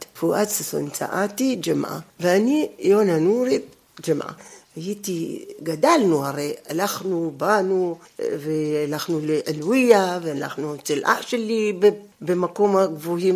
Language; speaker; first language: Hebrew; non-native, fluent; Arabic